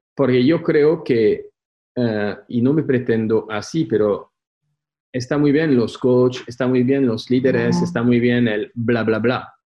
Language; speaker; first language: Spanish; non-native, fluent; French